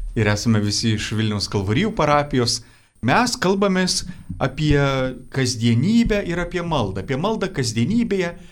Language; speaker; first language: Lithuanian; native; Lithuanian